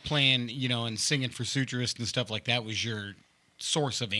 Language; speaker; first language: English; native; English